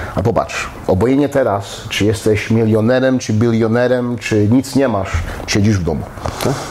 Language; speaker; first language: Polish; early bilingual, heritage; Polish